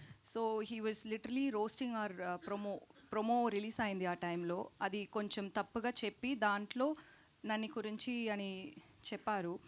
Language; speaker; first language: Telugu; non-native, learner; Tamil